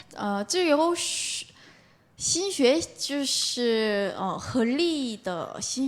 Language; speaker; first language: Chinese; non-native, fluent; Korean